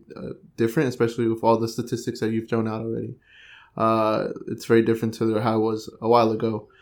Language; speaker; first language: English; native; English